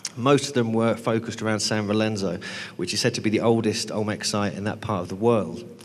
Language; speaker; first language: English; native; English